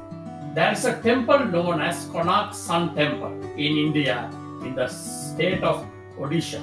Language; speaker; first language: English; non-native, local second language; Tamil